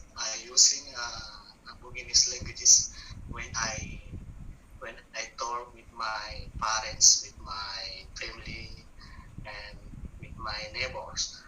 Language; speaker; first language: English; non-native, learner; Buginese